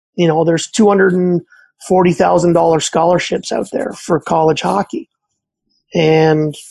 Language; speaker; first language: English; native; English